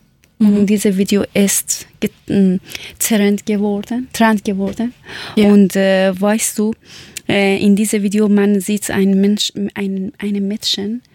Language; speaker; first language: German; non-native, learner; Persian